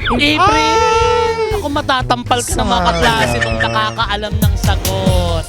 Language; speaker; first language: Filipino; native; Filipino